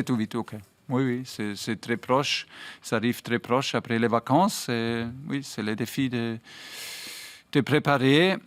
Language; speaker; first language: French; non-native, fluent; German